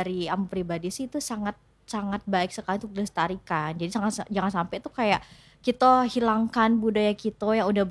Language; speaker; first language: Indonesian; native; Indonesian